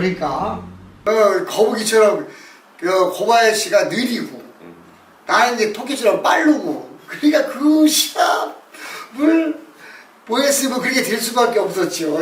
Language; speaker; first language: Korean; native; Korean